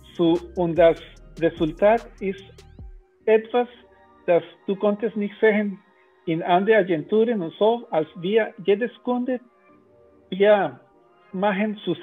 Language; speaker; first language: German; non-native, learner; Spanish